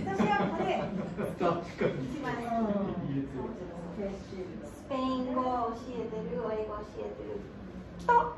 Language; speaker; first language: Japanese; non-native, learner; Spanish